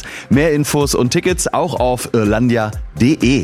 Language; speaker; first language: German; native; German